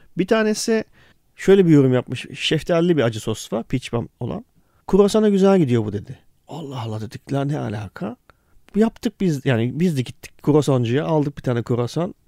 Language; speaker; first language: Turkish; early bilingual, heritage; Turkish